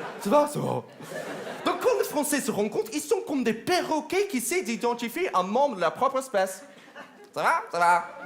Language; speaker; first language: French; non-native, fluent; English